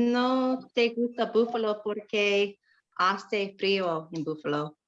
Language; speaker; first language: Spanish; non-native, learner; English